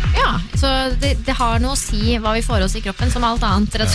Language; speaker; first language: Norwegian; native; Norwegian